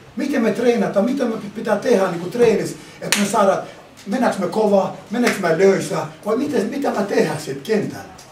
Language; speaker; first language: Finnish; non-native, fluent; Albanian